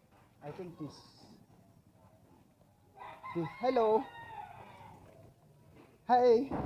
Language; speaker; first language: English; non-native, learner; Filipino